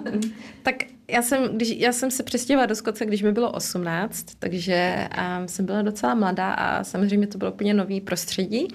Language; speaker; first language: Czech; early bilingual, heritage; Czech